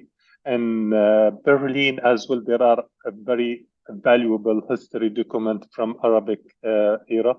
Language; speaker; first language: English; non-native, learner; Arabic